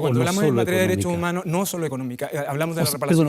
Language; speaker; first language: Spanish; native; Spanish